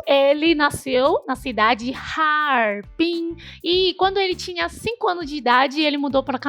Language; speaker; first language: Portuguese; non-native, fluent; Chinese